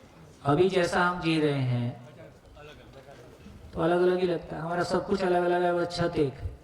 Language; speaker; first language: Hindi; native; Hindi